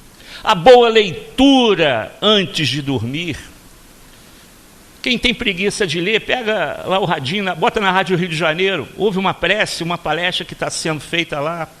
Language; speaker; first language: Portuguese; native; Portuguese